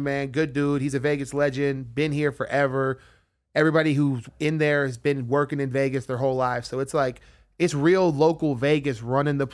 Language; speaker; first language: English; native; English